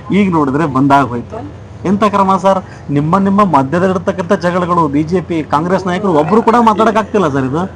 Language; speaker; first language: Kannada; native; Kannada